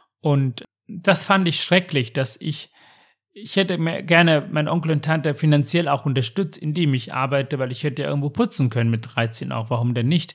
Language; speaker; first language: German; non-native, fluent; Tamil